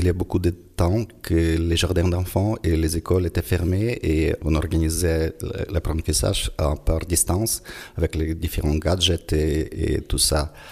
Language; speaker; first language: French; non-native, fluent; Ukrainian